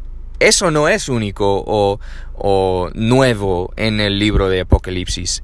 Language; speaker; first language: Spanish; non-native, learner; English